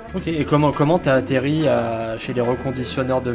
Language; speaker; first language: French; native; French